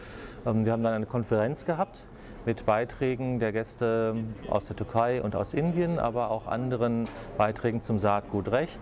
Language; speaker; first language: German; native; German